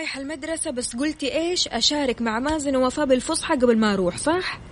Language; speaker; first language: Arabic; native; Arabic